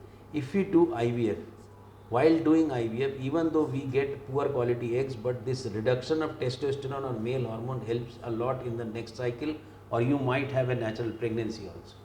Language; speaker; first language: English; non-native, local second language; Hindi